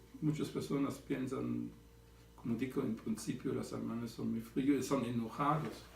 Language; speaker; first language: Spanish; non-native, fluent; German